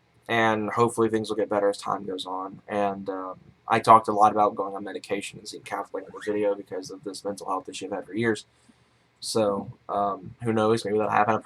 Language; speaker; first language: English; native; English